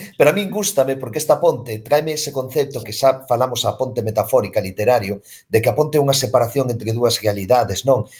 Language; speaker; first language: Galician; native; Galician